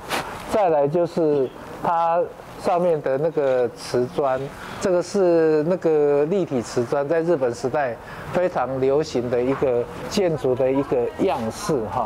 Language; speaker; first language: Chinese; native; Chinese